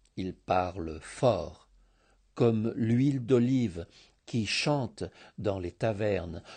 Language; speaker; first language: French; early bilingual, heritage; Greek